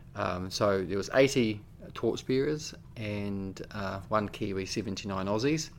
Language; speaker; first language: English; native; English